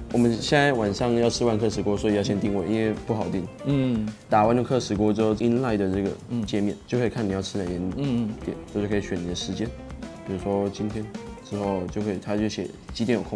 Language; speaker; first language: Chinese; native; Chinese